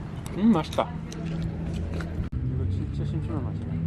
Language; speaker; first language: Korean; early bilingual, other home language; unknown